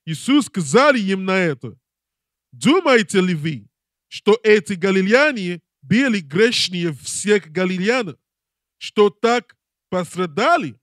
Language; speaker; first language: Russian; non-native, learner; English